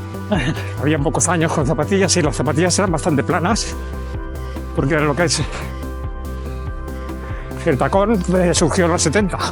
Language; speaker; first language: Spanish; native; Spanish